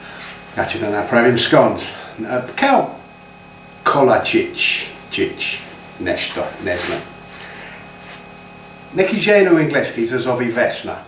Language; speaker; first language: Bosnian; non-native, learner; English